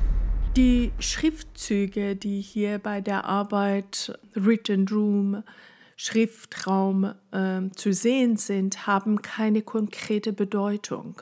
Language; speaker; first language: German; non-native, fluent; Persian